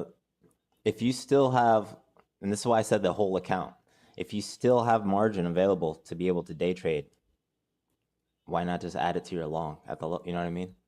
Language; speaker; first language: English; native; English